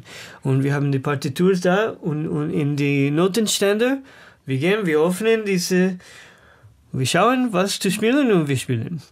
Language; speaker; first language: German; non-native, learner; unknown